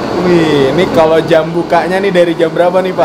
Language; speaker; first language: Indonesian; native; Indonesian